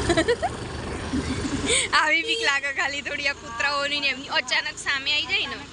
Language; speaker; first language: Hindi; non-native, local second language; Gujarati